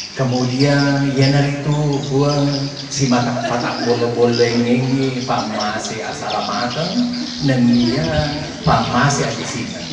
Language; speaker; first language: Indonesian; non-native, local second language; Buginese